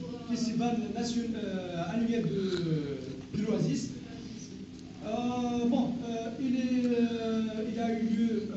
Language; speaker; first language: French; non-native, local second language; Arabic